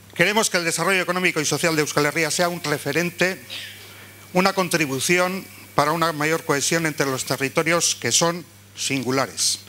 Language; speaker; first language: Spanish; non-native, local second language; Basque